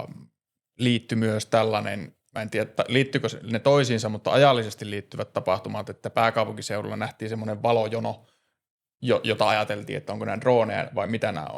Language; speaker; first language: Finnish; native; Finnish